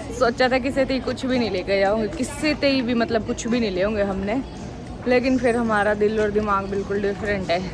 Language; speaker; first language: Hindi; native; Hindi